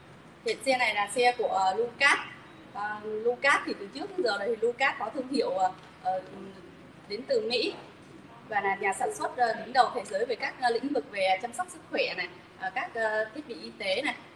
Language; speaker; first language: Vietnamese; native; Vietnamese